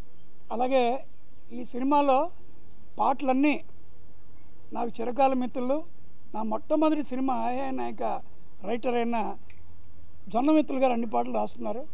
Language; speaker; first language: Telugu; native; Telugu